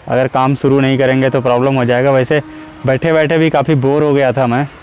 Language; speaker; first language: Hindi; native; Hindi